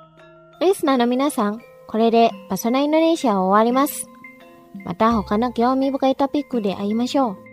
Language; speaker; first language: Japanese; non-native, fluent; Indonesian